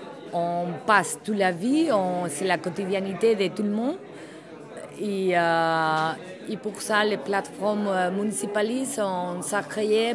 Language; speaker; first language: French; non-native, learner; Spanish